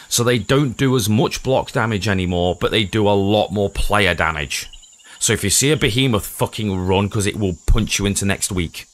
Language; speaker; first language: English; native; English